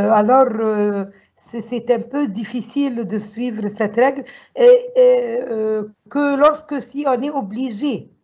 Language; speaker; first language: French; non-native, learner; Arabic